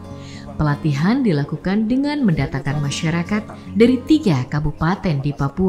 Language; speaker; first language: Indonesian; native; Indonesian